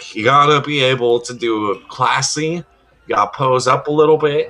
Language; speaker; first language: English; native; English